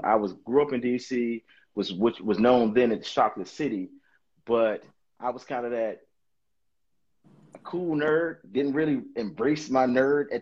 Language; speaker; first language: English; native; English